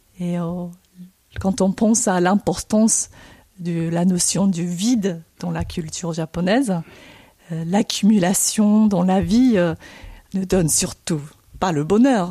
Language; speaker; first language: French; non-native, fluent; Japanese